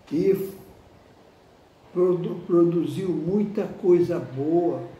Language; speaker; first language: Portuguese; native; Portuguese